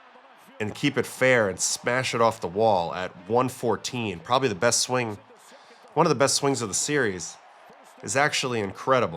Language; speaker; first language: English; native; English